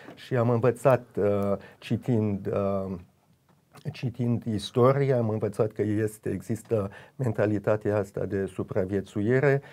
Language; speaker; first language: Romanian; early bilingual, heritage; Romanian